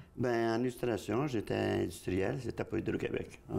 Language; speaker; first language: French; native; French